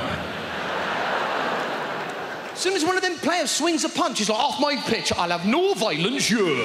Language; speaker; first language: English; native; English